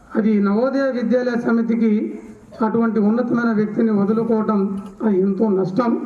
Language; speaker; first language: Telugu; non-native, local second language; Urdu